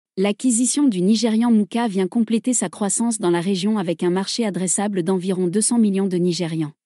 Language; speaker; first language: French; non-native, local second language; Arabic